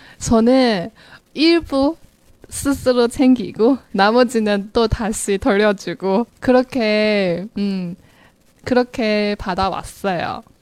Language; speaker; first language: Korean; non-native, fluent; Chinese